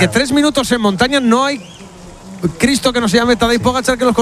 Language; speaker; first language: Spanish; native; Spanish